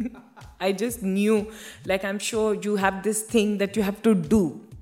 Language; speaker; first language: English; non-native, local second language; Hindi